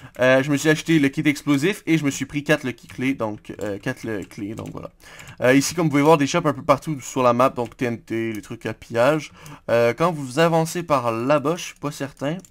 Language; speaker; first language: French; native; French